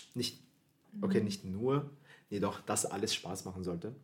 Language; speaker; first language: German; early bilingual, other home language; Filipino